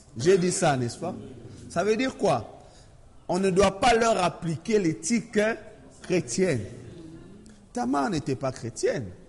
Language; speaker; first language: French; non-native, local second language; Lingala